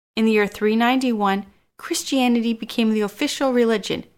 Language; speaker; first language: English; native; English